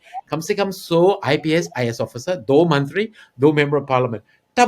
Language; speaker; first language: Hindi; non-native, fluent; English